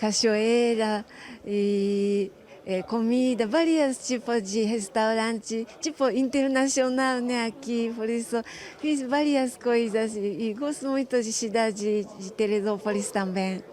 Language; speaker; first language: Portuguese; non-native, learner; Japanese